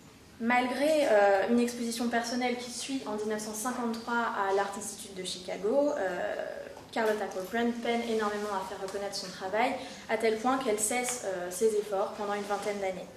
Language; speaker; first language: French; native; French